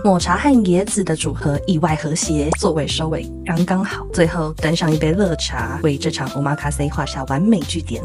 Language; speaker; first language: Chinese; native; Chinese